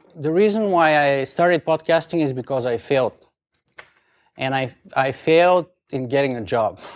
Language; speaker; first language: English; non-native, fluent; Bulgarian